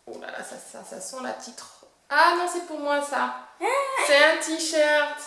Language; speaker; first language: French; native; French